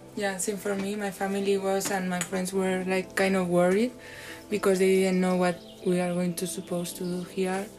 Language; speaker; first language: English; non-native, fluent; Spanish